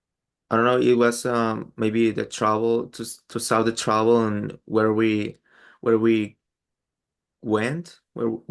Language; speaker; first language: English; non-native, learner; Spanish